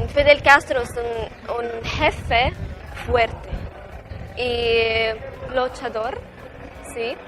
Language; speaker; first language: Spanish; non-native, learner; Arabic